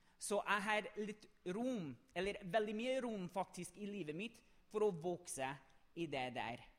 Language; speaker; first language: Norwegian; non-native, fluent; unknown